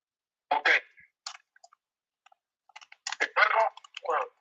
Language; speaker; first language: Spanish; non-native, learner; English